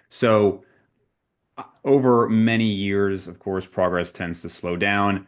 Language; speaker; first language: English; native; English